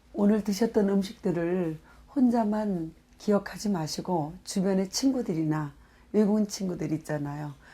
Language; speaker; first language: Korean; native; Korean